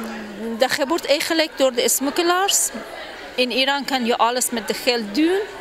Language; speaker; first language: Dutch; non-native, fluent; Persian